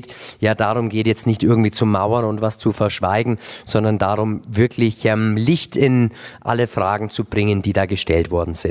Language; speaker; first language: German; native; German